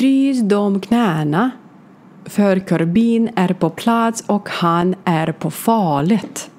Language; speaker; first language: Swedish; non-native, learner; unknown